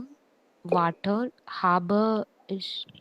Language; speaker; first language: German; non-native, learner; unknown